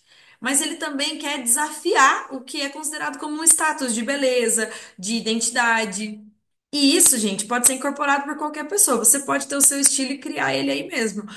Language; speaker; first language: Portuguese; native; Portuguese